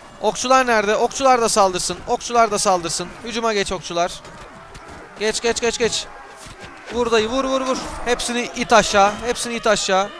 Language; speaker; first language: Turkish; native; Turkish